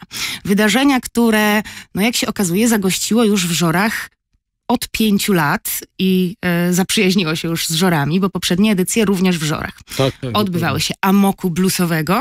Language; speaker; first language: Polish; native; Polish